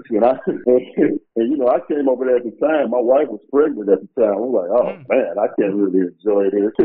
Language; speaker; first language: English; native; English